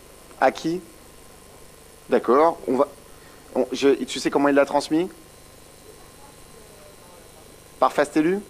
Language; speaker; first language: French; native; French